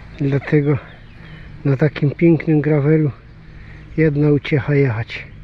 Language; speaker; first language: Polish; native; Polish